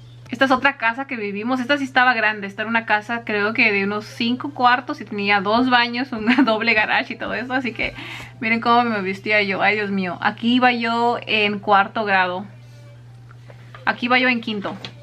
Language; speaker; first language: Spanish; early bilingual, heritage; Spanish